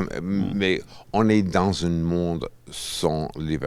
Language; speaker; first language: French; non-native, fluent; English